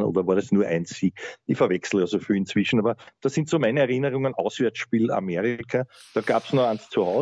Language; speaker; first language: German; native; German